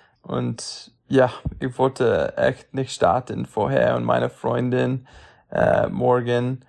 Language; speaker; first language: German; non-native, learner; English